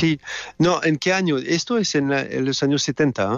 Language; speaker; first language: Spanish; non-native, learner; French